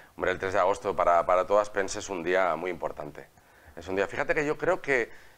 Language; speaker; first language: Spanish; native; Spanish